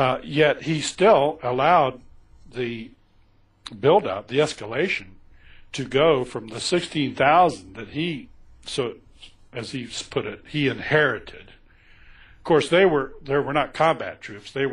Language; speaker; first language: English; native; English